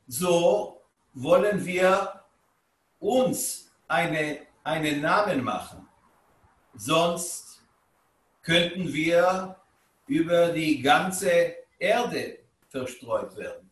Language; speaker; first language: German; non-native, fluent; Hebrew